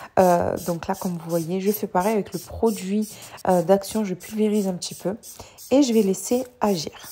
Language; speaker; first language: French; native; French